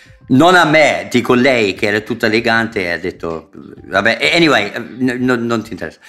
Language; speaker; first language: Italian; non-native, fluent; English